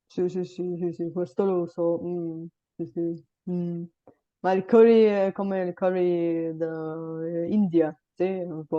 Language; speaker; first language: Italian; non-native, fluent; Bulgarian